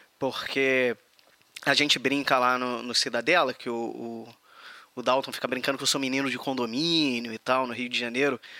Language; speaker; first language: Portuguese; native; Portuguese